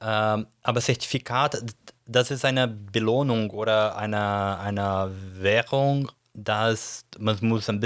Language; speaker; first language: German; non-native, fluent; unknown